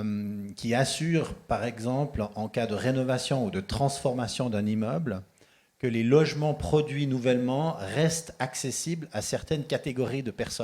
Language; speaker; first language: French; native; French